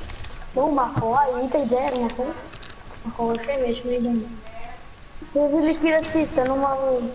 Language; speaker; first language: Hebrew; native; Hebrew